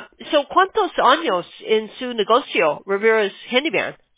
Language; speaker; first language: Spanish; non-native, learner; English